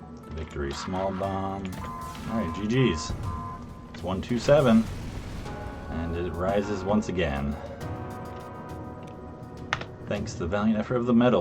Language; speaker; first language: English; native; English